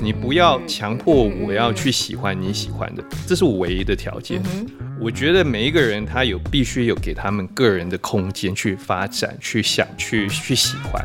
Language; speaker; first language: Chinese; early bilingual, heritage; Chinese